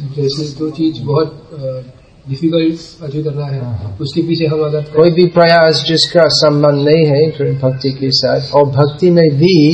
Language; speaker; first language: Hindi; non-native, fluent; English